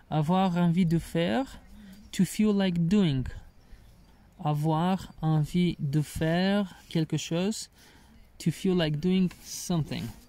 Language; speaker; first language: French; non-native, learner; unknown